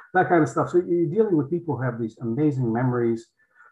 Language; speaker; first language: English; non-native, fluent; Polish